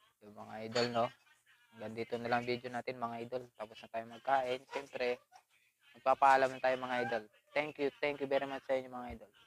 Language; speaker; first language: Filipino; native; Filipino